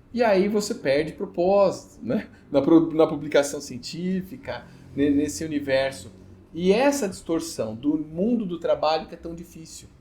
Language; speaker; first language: Portuguese; native; Portuguese